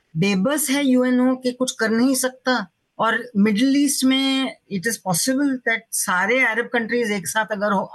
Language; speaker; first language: Hindi; non-native, local second language; Marathi